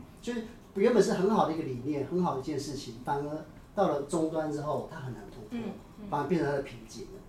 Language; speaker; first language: Chinese; native; Chinese